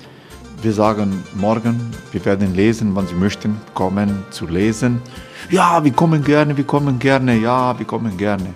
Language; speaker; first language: German; non-native, learner; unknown